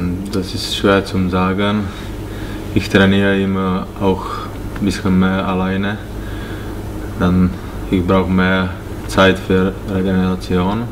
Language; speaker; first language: German; non-native, learner; Czech